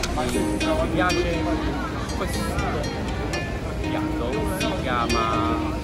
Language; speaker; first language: Italian; non-native, learner; Chinese